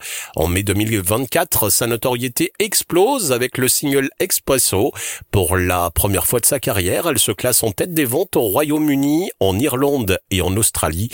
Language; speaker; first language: French; native; French